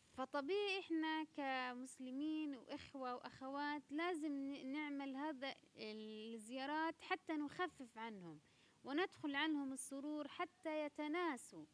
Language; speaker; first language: Arabic; native; Arabic